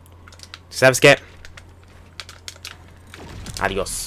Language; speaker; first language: Spanish; early bilingual, heritage; Spanish